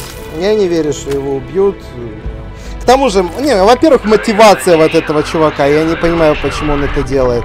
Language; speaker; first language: Russian; native; Russian